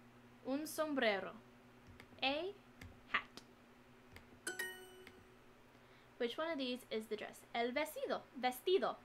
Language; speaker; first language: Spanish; non-native, learner; English